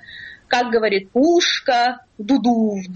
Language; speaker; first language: Russian; native; Russian